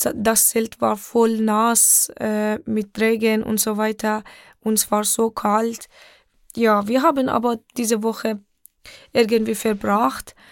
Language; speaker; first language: German; non-native, fluent; Persian